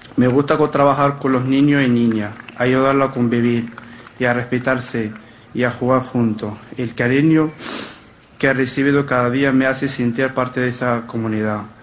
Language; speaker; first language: Spanish; non-native, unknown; Arabic